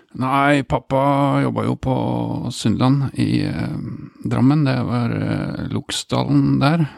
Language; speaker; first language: Norwegian; native; Norwegian